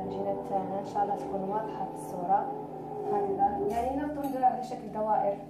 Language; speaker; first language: Arabic; native; Arabic